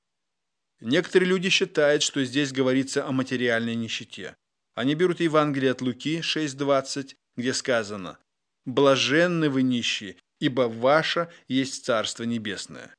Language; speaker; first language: Russian; native; Russian